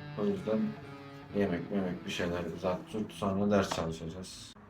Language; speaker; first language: Turkish; native; Turkish